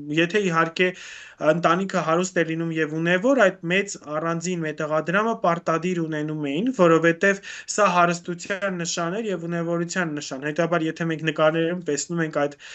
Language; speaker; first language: Armenian; native; Armenian